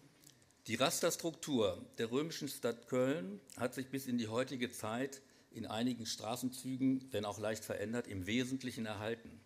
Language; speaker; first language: German; native; German